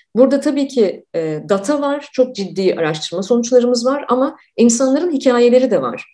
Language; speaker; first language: Turkish; native; Turkish